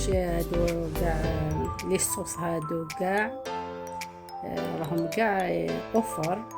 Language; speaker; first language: Arabic; non-native, local second language; Kabyle